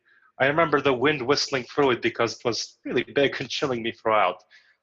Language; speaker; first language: English; early bilingual, other home language; Romanian